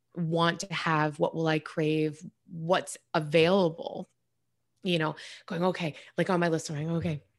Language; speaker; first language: English; native; English